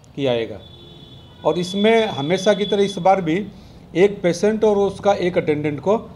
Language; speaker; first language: Hindi; non-native, local second language; Marwari